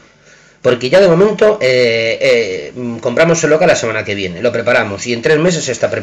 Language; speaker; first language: Spanish; native; Spanish